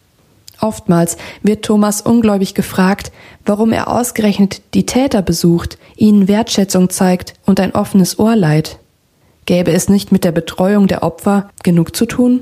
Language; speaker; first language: German; native; German